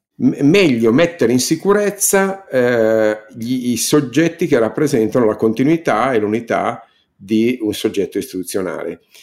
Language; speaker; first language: Italian; native; Italian